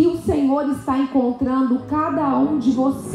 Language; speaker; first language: Portuguese; native; Portuguese